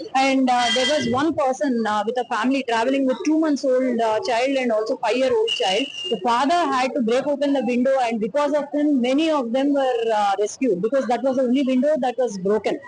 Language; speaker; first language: English; non-native, local second language; Telugu